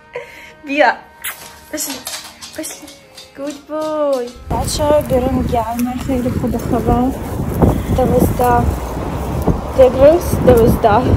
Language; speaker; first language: Persian; non-native, learner; Turkish